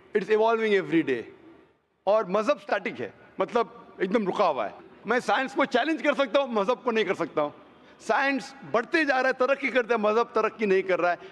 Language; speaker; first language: Hindi; non-native, local second language; Konkani